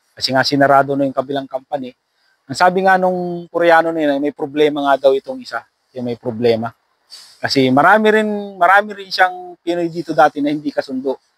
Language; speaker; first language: Filipino; native; Filipino